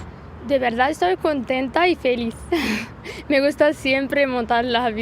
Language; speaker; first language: Spanish; non-native, learner; Arabic